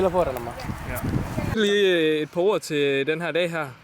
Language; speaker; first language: Danish; early bilingual, other home language; Tamil